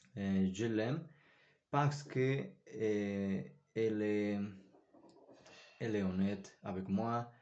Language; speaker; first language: French; non-native, learner; Spanish